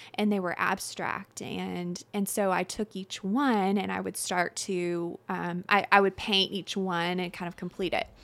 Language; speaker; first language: English; native; English